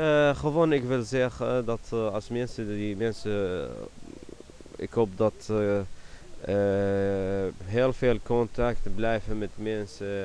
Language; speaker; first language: Dutch; non-native, learner; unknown